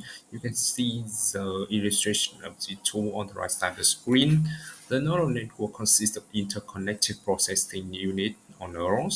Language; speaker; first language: English; non-native, learner; Vietnamese